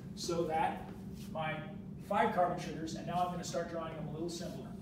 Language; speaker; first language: English; native; English